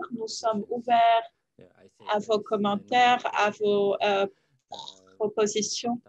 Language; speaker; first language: French; non-native, fluent; Ukrainian